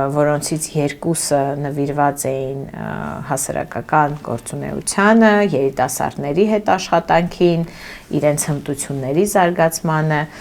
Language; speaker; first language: Armenian; early bilingual, heritage; Armenian